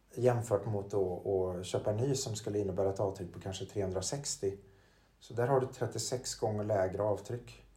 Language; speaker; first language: Swedish; native; Swedish